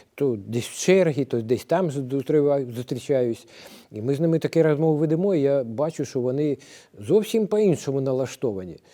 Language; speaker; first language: Ukrainian; non-native, local second language; Russian